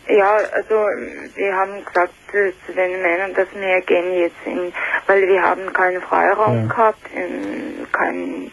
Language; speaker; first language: German; non-native, learner; Russian